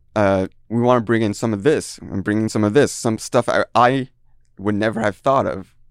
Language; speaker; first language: English; early bilingual, heritage; French